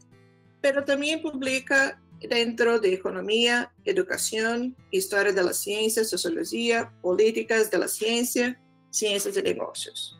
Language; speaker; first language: Spanish; non-native, fluent; Portuguese